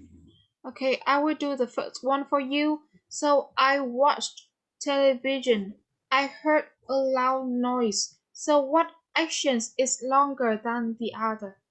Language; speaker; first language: English; non-native, fluent; Vietnamese